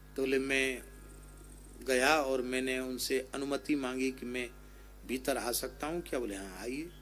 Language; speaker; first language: Hindi; native; Hindi